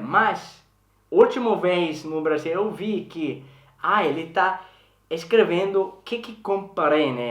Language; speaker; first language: Portuguese; non-native, learner; Swedish